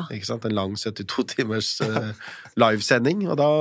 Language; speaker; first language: Norwegian; early bilingual, other home language; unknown